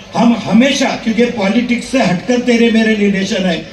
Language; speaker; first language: Hindi; non-native, local second language; Marathi